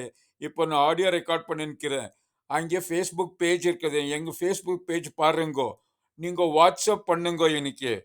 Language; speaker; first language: Tamil; non-native, learner; Kannada